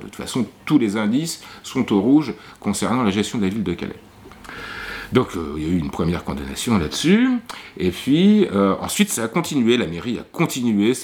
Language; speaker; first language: French; native; French